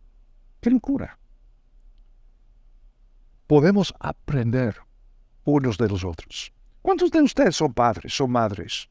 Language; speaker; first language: Spanish; non-native, fluent; English